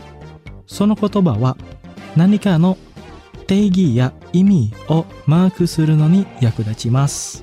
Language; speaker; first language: Japanese; non-native, fluent; Indonesian